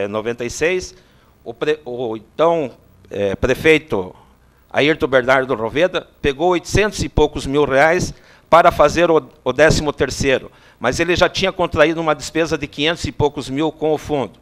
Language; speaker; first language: Portuguese; native; Portuguese